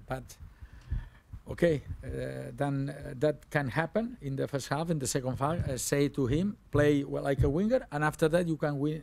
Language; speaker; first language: English; non-native, learner; Catalan